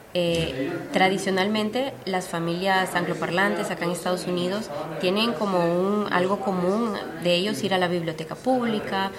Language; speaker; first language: Spanish; native; Spanish